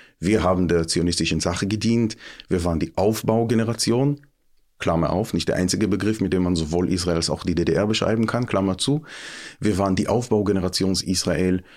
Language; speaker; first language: German; non-native, fluent; Hebrew